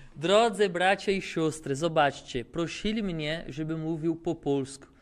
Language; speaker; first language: Polish; non-native, fluent; Portuguese